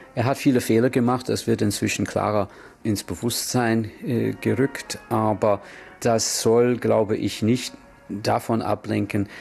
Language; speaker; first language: German; non-native, fluent; English